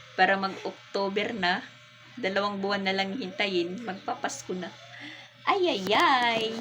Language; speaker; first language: Filipino; non-native, local second language; Waray